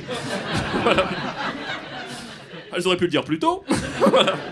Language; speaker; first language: French; native; French